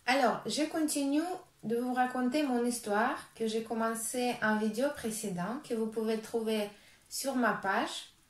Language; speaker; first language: French; non-native, fluent; Russian